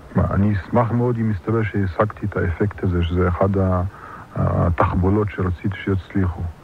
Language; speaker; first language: Hebrew; non-native, local second language; Arabic